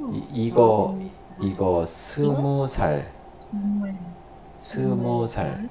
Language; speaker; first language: Korean; non-native, learner; Indonesian